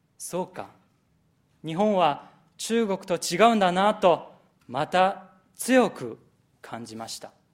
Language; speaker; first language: Japanese; non-native, fluent; Chinese